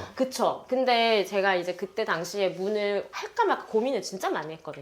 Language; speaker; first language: Korean; native; Korean